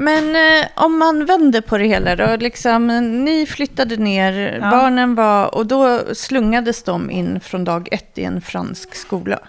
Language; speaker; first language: Swedish; native; Swedish